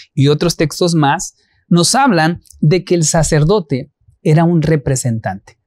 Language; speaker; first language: Spanish; native; Spanish